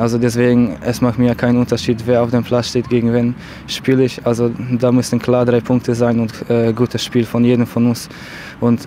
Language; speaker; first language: German; non-native, fluent; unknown